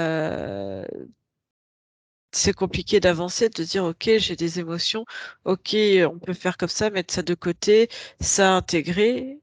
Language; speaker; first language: French; native; French